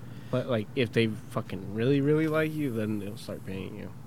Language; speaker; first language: English; early bilingual, other home language; Spanish